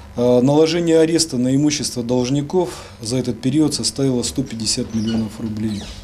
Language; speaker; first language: Russian; native; Russian